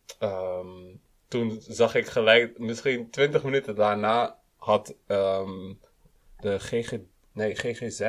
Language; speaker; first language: Dutch; early bilingual, other home language; Kinyarwanda